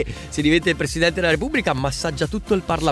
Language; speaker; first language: Italian; native; Italian